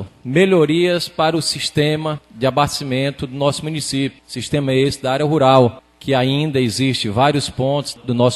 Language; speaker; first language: Portuguese; native; Portuguese